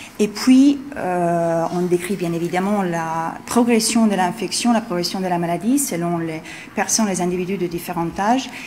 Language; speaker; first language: French; non-native, fluent; Italian